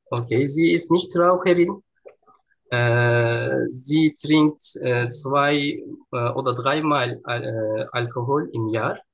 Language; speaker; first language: German; non-native, learner; Turkish